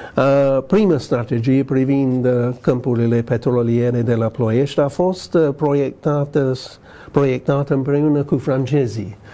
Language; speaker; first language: Romanian; non-native, fluent; English